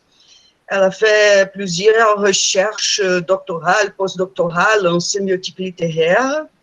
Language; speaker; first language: French; non-native, fluent; Portuguese